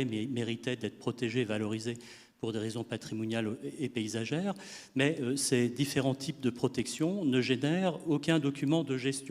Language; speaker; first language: French; native; French